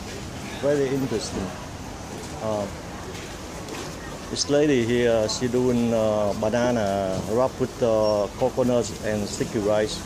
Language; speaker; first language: English; non-native, fluent; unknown